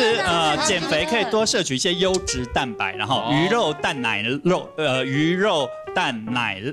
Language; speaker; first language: Chinese; native; Chinese